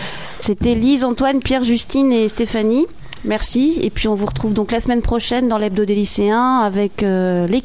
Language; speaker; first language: French; native; French